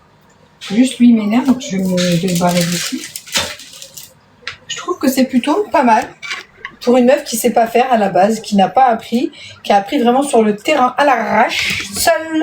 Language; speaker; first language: French; native; French